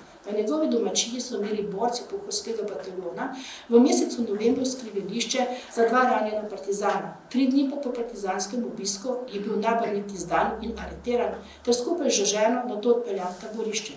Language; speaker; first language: Slovenian; native; Slovenian